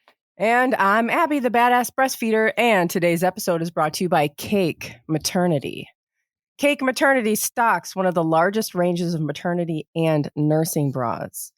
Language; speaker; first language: English; native; English